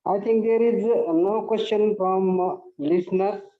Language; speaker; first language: English; non-native, local second language; Marathi